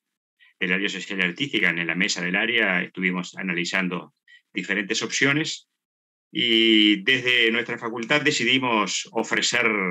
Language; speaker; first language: Spanish; native; Spanish